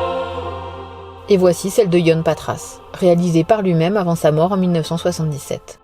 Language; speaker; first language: French; native; French